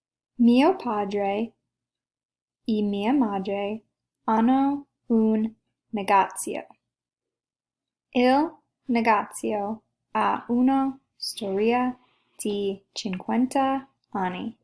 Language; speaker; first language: Italian; non-native, learner; English